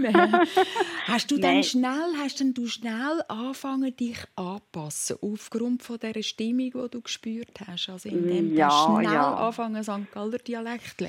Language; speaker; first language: German; native; German